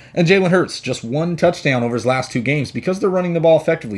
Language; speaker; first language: English; native; English